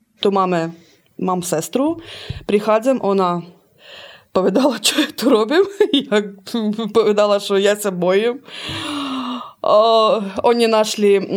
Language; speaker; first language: Ukrainian; early bilingual, heritage; Slovak